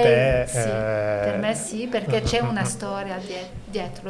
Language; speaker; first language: Italian; non-native, learner; French